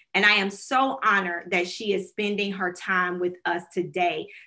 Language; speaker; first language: English; native; English